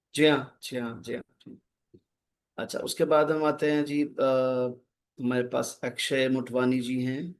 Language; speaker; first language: Hindi; native; Hindi